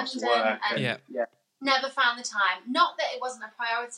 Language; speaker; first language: English; native; English